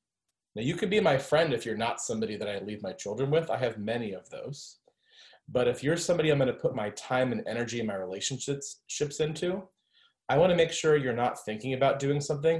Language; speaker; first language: English; native; English